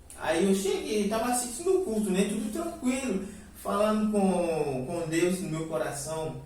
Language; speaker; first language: Portuguese; non-native, fluent; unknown